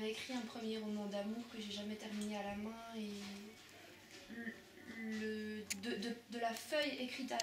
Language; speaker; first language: French; native; French